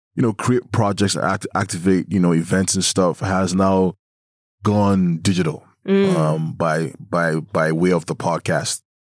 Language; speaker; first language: English; non-native, local second language; Yoruba